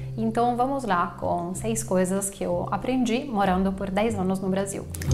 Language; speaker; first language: Portuguese; non-native, fluent; Italian